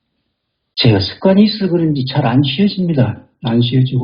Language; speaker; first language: Korean; native; Korean